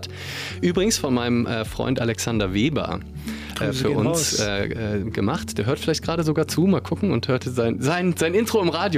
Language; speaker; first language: German; native; German